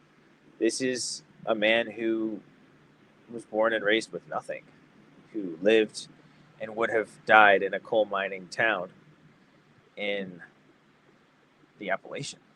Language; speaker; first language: English; native; English